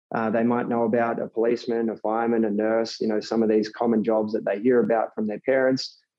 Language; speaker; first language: English; native; English